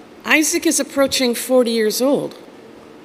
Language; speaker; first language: English; native; English